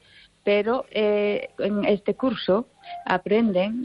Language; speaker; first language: Spanish; non-native, fluent; Japanese